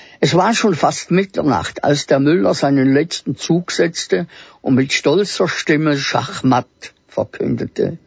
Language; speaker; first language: German; native; German